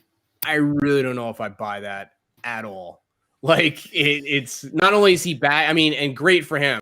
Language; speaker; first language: English; native; English